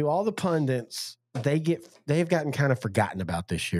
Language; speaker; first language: English; native; English